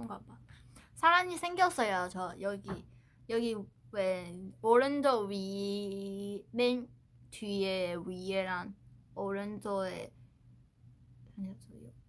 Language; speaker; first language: Korean; non-native, fluent; Chinese